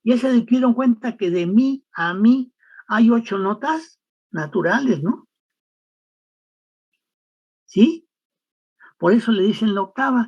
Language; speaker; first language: Spanish; native; Spanish